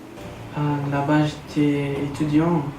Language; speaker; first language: French; non-native, learner; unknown